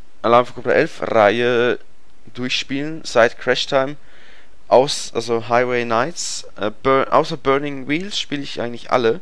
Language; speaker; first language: German; native; German